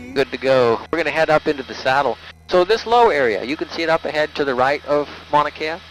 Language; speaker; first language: English; native; English